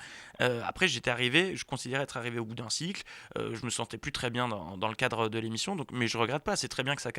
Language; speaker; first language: French; native; French